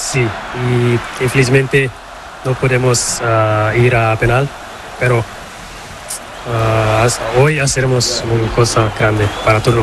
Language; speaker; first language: Spanish; non-native, learner; Portuguese